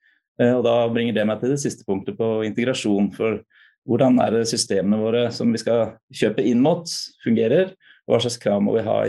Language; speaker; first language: Norwegian; native; Norwegian